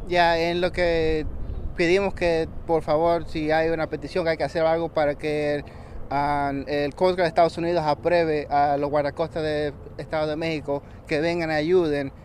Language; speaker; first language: Spanish; early bilingual, other home language; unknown